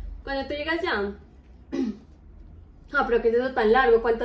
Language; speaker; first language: Spanish; native; Spanish